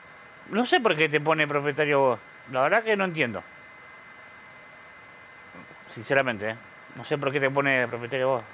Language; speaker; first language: Spanish; native; Spanish